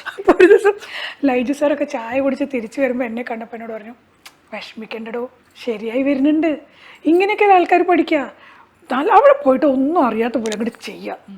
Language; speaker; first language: Malayalam; early bilingual, heritage; Malayalam